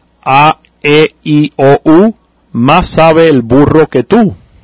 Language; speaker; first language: Spanish; native; Spanish